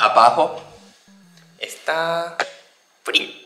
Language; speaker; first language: Spanish; non-native, learner; Japanese